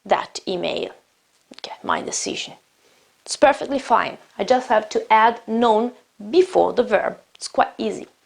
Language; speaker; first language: English; non-native, fluent; Italian